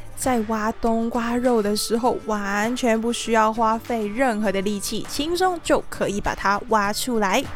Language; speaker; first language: Chinese; non-native, fluent; Cantonese